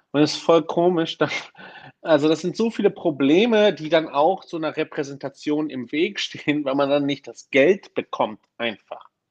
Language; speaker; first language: German; native; German